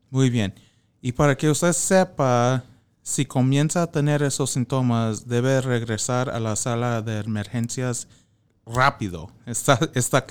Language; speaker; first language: Spanish; non-native, fluent; English